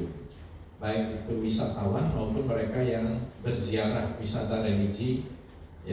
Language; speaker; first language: Indonesian; native; Indonesian